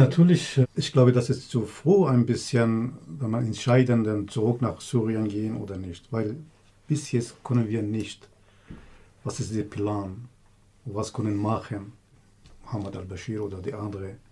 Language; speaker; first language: German; non-native, learner; Kurdish